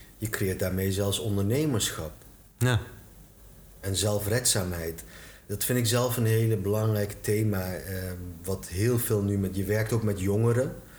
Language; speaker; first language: Dutch; early bilingual, other home language; Turkish